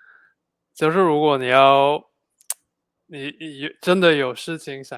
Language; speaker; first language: Chinese; non-native, fluent; English